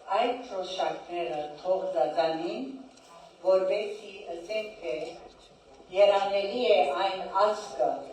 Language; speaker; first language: Armenian; early bilingual, heritage; Armenian